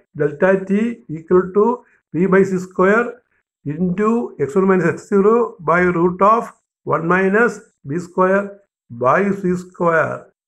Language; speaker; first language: English; non-native, local second language; Malayalam